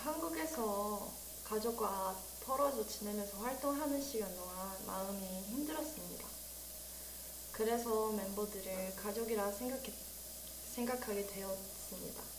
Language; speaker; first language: Korean; early bilingual, heritage; Korean